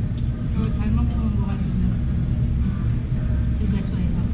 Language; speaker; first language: Korean; non-native, fluent; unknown